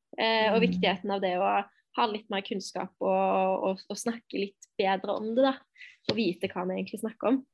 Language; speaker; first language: Norwegian; native; Norwegian